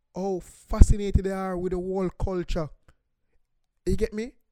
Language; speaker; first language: English; non-native, local second language; Jamaican Creole English